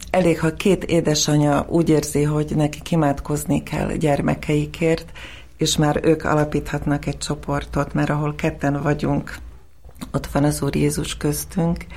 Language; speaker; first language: Hungarian; non-native, local second language; Slovak